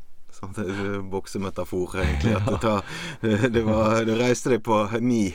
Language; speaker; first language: Norwegian; native; Norwegian